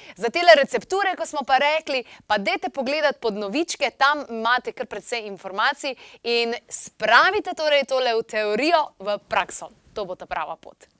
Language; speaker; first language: Slovenian; native; Slovenian